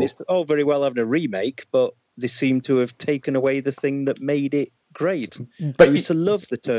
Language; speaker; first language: English; native; English